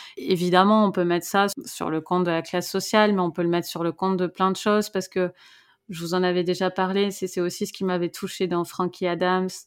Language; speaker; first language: French; native; French